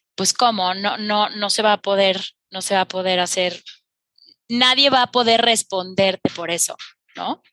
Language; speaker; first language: Spanish; native; Spanish